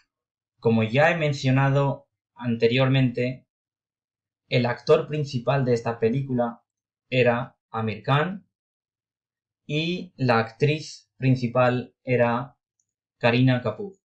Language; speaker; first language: Spanish; non-native, fluent; Urdu